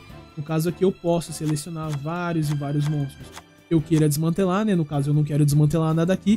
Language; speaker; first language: Portuguese; native; Portuguese